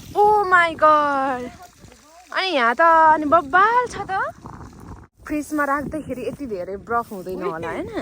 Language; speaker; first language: Nepali; native; Nepali